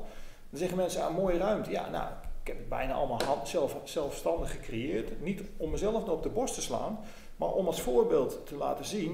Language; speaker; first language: Dutch; native; Dutch